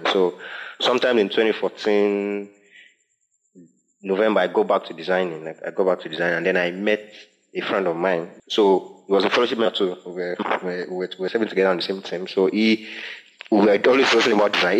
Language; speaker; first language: English; non-native, local second language; Yoruba